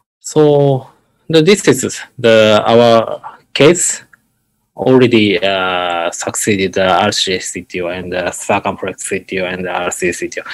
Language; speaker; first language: English; non-native, learner; Japanese